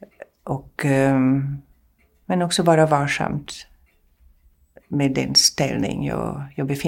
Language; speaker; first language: Swedish; non-native, fluent; German